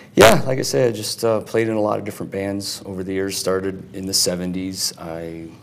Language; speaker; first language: English; native; English